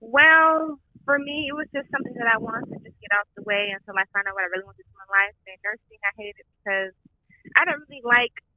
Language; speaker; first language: English; native; English